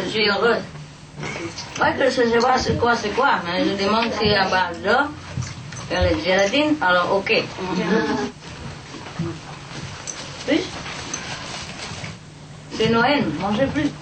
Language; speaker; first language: French; non-native, learner; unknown